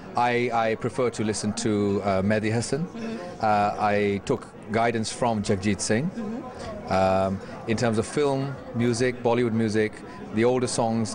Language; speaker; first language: English; native; English